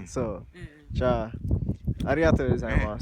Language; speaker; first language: Japanese; non-native, learner; English